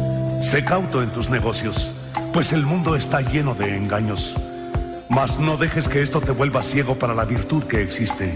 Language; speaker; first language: Spanish; native; Spanish